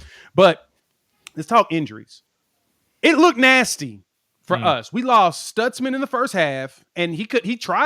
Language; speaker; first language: English; native; English